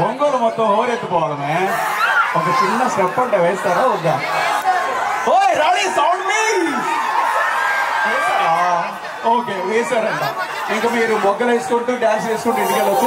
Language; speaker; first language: Telugu; native; Telugu